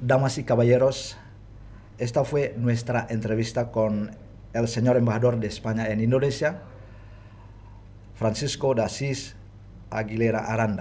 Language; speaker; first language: Spanish; non-native, fluent; Indonesian